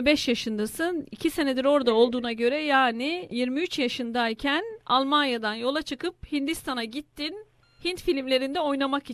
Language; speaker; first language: Turkish; native; Turkish